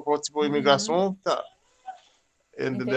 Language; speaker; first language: Portuguese; non-native, learner; Haitian Creole